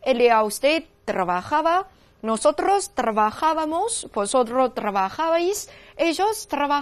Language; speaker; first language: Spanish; non-native, learner; Chinese